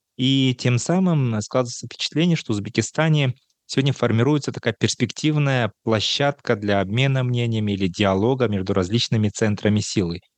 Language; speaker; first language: Russian; non-native, local second language; Kazakh